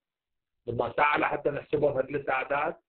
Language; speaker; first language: Arabic; native; Arabic